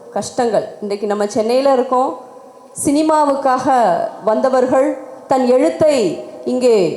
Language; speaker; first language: Tamil; native; Tamil